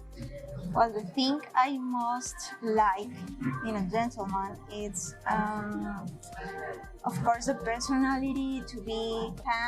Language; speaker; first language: English; non-native, learner; Spanish